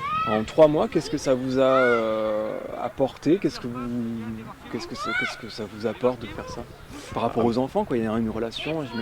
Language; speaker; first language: French; native; French